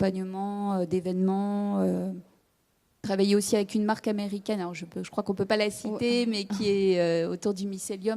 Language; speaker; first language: French; native; French